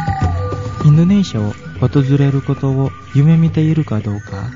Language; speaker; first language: Japanese; non-native, fluent; Indonesian